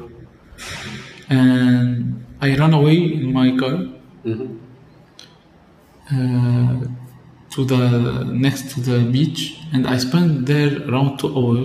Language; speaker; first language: English; non-native, fluent; Arabic